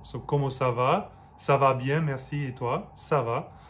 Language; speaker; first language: French; non-native, fluent; English